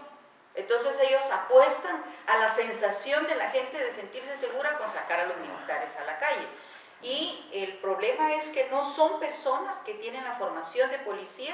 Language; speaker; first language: Spanish; native; Spanish